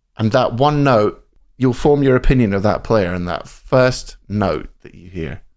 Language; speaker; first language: English; native; English